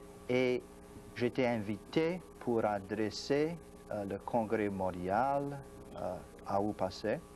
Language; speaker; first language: French; non-native, local second language; English